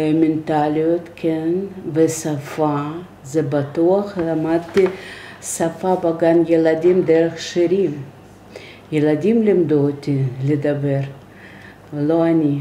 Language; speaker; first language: Hebrew; non-native, fluent; Russian